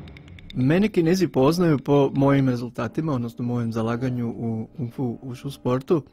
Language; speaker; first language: Bosnian; native; Bosnian